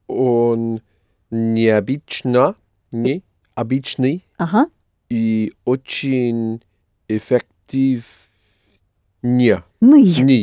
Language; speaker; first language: Russian; non-native, learner; English